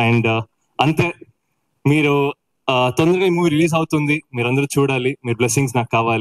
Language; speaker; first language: Telugu; non-native, learner; Kannada